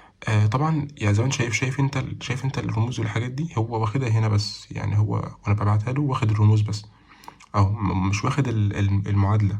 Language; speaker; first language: Arabic; native; Arabic